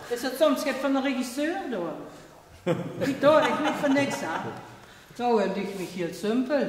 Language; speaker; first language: Dutch; native; Dutch